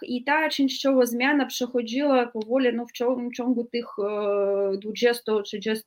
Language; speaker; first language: Polish; non-native, fluent; Russian